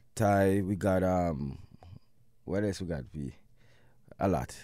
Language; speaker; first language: English; non-native, local second language; Jamaican Creole English